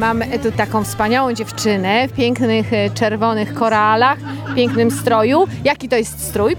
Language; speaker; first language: Polish; native; Polish